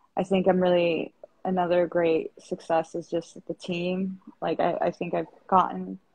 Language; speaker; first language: English; non-native, fluent; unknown